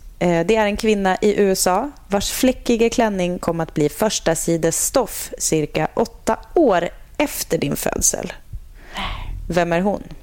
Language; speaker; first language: Swedish; native; Swedish